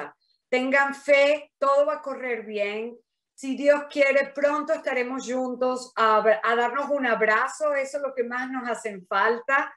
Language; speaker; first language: Spanish; non-native, fluent; Portuguese